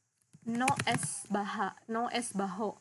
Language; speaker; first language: Spanish; non-native, learner; Indonesian